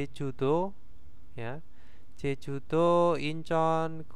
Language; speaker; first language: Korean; non-native, fluent; Indonesian